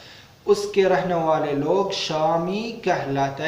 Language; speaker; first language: Hindi; non-native, learner; Arabic